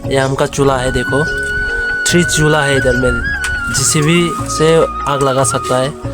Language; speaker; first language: Hindi; non-native, local second language; Kok Borok